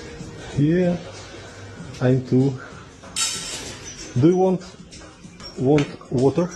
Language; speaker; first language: English; non-native, learner; Russian